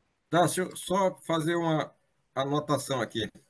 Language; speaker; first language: Portuguese; native; Portuguese